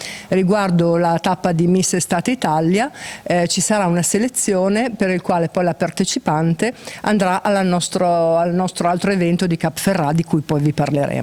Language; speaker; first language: Italian; native; Italian